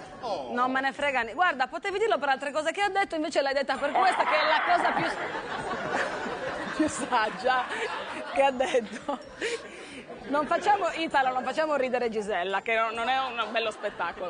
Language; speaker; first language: Italian; native; Italian